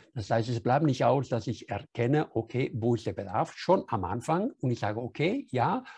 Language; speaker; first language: German; non-native, fluent; Spanish